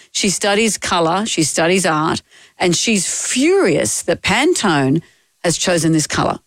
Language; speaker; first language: English; native; English